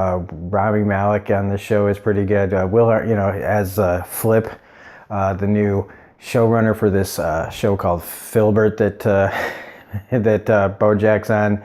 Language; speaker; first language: English; native; English